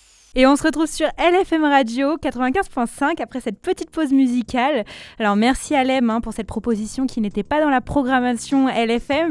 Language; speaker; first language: French; native; French